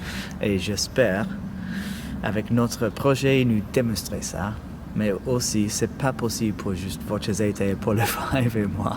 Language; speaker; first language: French; non-native, learner; English